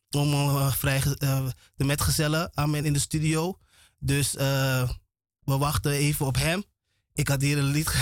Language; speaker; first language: Dutch; native; Dutch